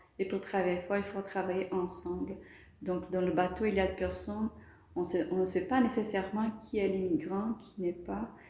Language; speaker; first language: French; non-native, fluent; Portuguese